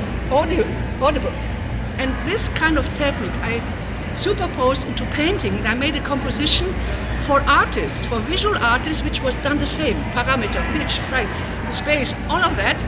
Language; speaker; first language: English; non-native, fluent; German